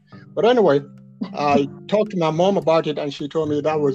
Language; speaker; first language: English; non-native, local second language; Yoruba